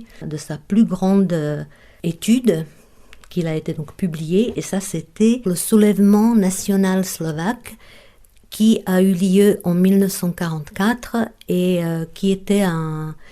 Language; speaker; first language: French; non-native, fluent; Czech